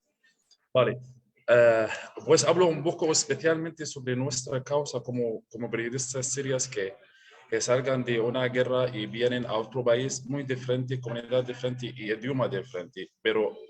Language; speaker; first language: Spanish; non-native, learner; Arabic